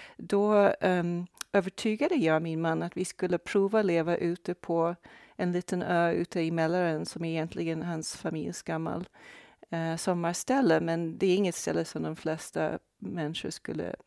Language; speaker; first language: Swedish; non-native, fluent; Portuguese